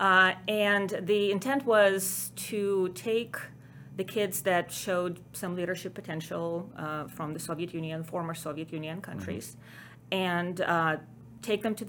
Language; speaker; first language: English; non-native, fluent; Ukrainian